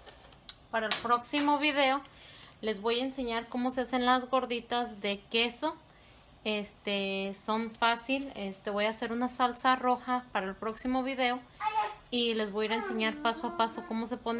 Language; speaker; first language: Spanish; native; Spanish